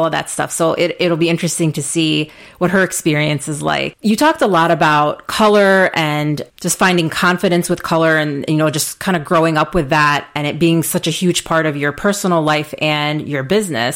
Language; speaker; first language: English; native; English